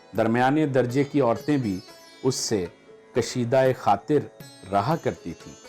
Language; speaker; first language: Urdu; native; Urdu